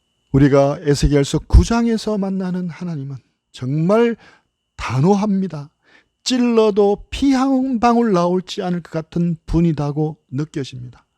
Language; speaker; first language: Korean; native; Korean